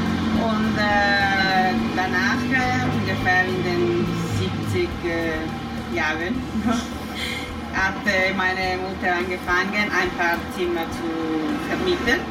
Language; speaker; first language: German; non-native, fluent; Italian